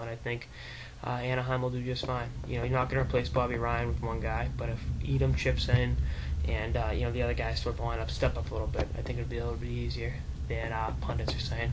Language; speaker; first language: English; native; English